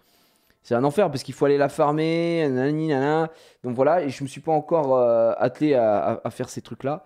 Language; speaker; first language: French; native; French